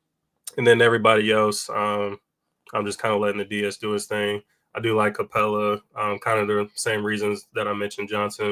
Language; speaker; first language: English; native; English